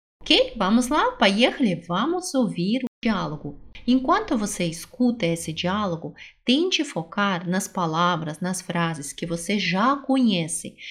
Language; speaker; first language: Portuguese; non-native, fluent; Russian